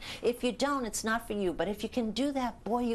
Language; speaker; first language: English; native; English